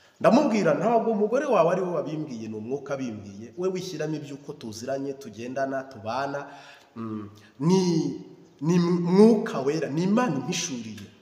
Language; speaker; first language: Kinyarwanda; native; Kinyarwanda